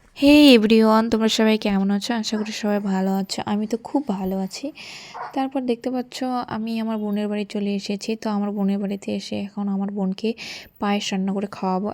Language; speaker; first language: Bangla; non-native, local second language; Rangpuri